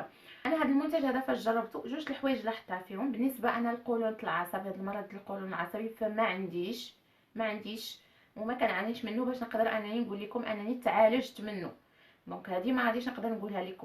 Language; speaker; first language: Arabic; native; Arabic